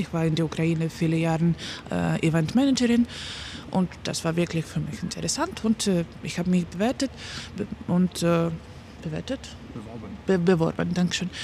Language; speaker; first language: German; non-native, learner; Ukrainian